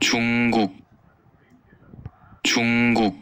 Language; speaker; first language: Korean; non-native, learner; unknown